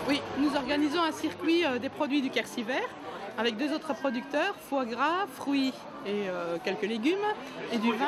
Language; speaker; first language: French; native; French